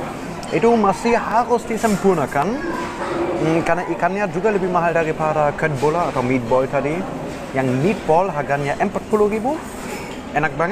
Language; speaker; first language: Indonesian; non-native, fluent; German